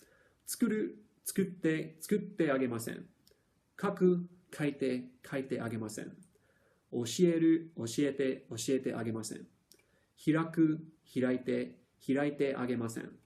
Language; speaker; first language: Japanese; non-native, fluent; English